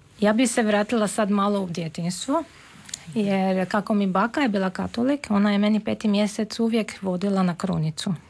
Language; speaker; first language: Serbian; non-native, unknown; Armenian